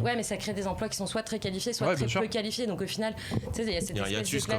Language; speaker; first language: French; native; French